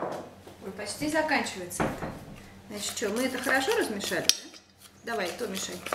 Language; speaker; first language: Russian; native; Russian